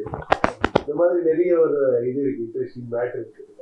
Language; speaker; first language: Tamil; non-native, learner; Kannada